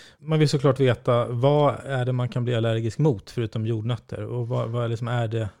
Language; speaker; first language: Swedish; native; Swedish